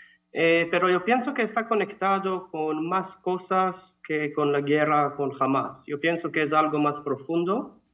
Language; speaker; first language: Spanish; non-native, fluent; Hebrew